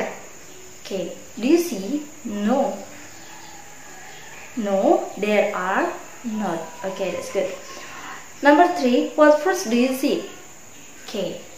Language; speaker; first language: English; non-native, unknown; Indonesian